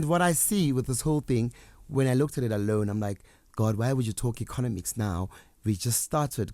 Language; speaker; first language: English; non-native, local second language; Zulu